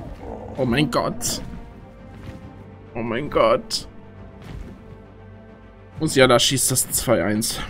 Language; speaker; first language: German; native; German